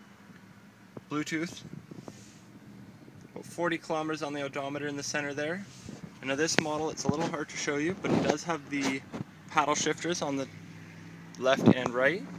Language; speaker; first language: English; native; English